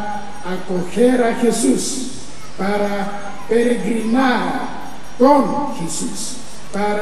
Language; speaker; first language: Spanish; non-native, fluent; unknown